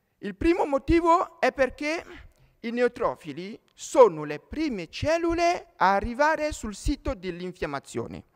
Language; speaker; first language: Italian; non-native, fluent; French